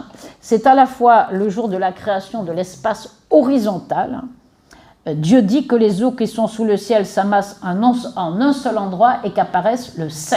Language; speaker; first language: French; native; French